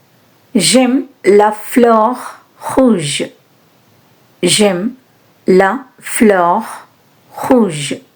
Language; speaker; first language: French; non-native, fluent; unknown